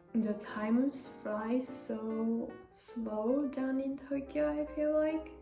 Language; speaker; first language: English; non-native, fluent; Japanese